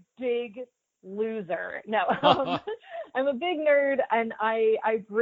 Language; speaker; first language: English; native; English